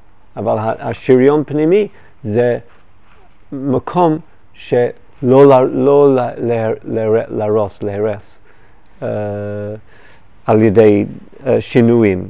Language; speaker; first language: Hebrew; non-native, fluent; English